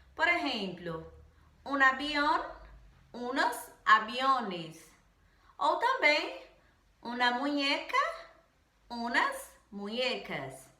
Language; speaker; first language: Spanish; non-native, fluent; Portuguese